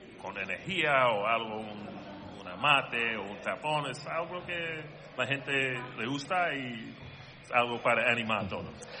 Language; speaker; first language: Spanish; non-native, learner; English